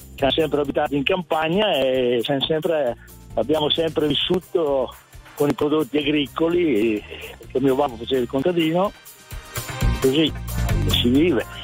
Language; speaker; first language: Italian; native; Italian